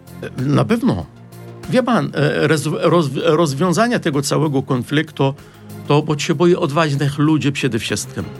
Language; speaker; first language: Polish; non-native, fluent; Arabic